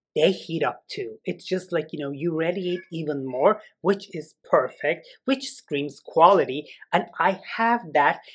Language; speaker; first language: English; non-native, fluent; Turkish